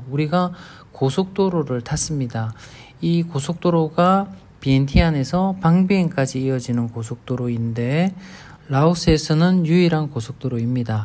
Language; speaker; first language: Korean; native; Korean